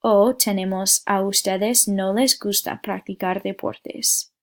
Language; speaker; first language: Spanish; non-native, fluent; English